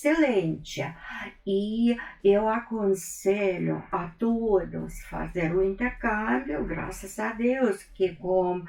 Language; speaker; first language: Portuguese; non-native, fluent; Russian